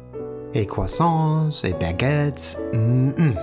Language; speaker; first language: French; non-native, learner; English